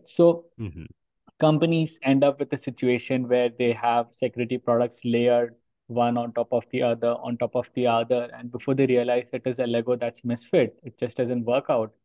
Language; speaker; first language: English; non-native, local second language; Hindi